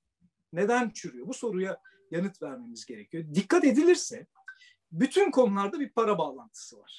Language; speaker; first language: Turkish; native; Turkish